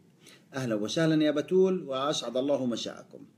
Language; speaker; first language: Arabic; native; Arabic